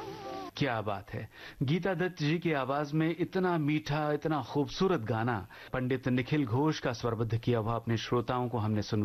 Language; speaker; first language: Hindi; native; Hindi